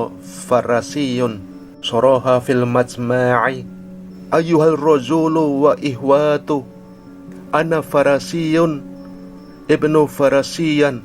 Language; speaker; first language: Arabic; non-native, learner; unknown